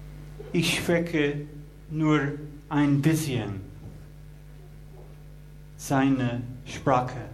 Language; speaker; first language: German; non-native, learner; English